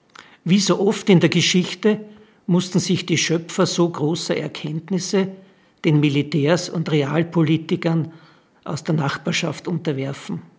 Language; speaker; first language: German; native; German